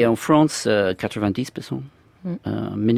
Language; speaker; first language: French; non-native, fluent; English